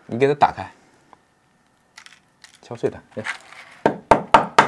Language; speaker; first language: Chinese; native; Chinese